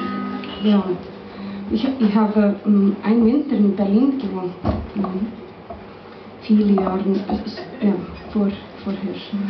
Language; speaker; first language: German; non-native, learner; Icelandic